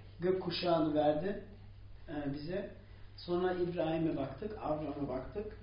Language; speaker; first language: Turkish; non-native, fluent; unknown